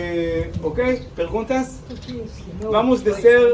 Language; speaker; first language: Portuguese; non-native, fluent; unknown